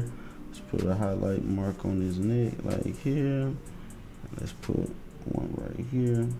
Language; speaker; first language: English; native; English